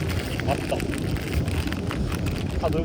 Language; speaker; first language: Korean; native; Korean